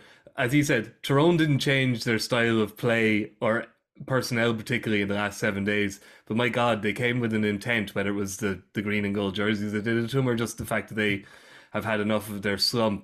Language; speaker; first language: English; native; English